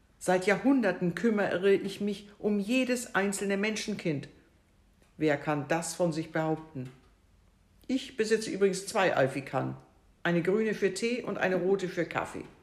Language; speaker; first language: German; native; German